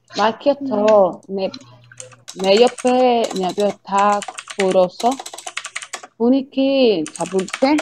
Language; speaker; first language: Korean; non-native, learner; Spanish